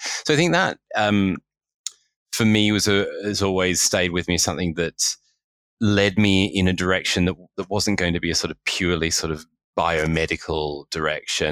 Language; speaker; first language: English; native; English